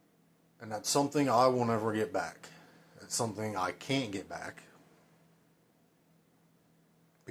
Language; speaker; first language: English; native; English